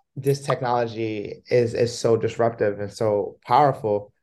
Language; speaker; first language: English; native; English